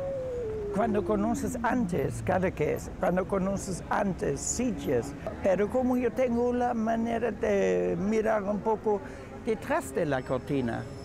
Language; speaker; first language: Spanish; non-native, fluent; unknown